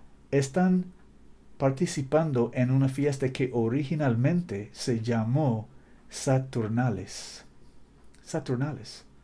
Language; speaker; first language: Spanish; non-native, fluent; English